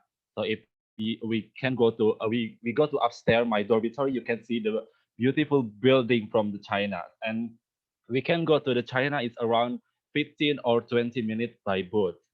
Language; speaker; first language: English; non-native, learner; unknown